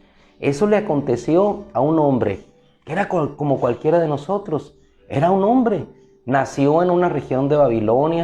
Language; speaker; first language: Spanish; native; Spanish